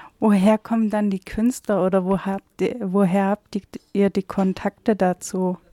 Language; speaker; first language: German; native; German